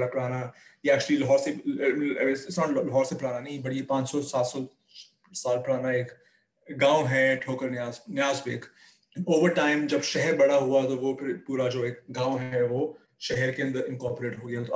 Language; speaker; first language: English; non-native, local second language; Urdu